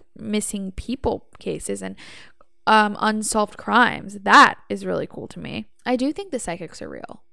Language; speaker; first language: English; native; English